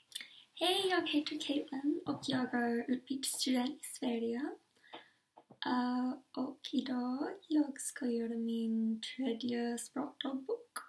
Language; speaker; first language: Swedish; non-native, learner; English